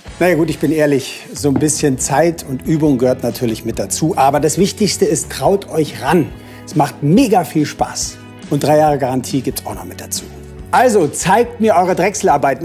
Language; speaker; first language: German; native; German